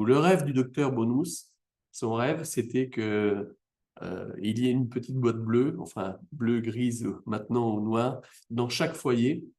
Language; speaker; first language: French; native; French